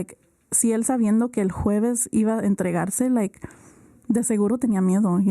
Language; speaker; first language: Spanish; early bilingual, heritage; Spanish